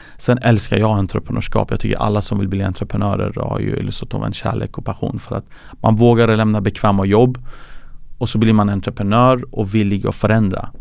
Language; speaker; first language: Swedish; early bilingual, other home language; Persian